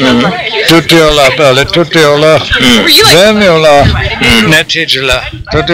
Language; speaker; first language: Turkish; non-native, learner; English